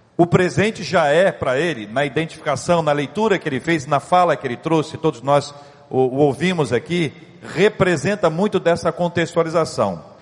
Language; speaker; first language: Portuguese; native; Portuguese